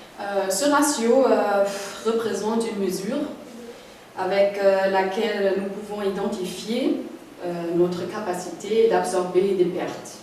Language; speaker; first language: French; non-native, learner; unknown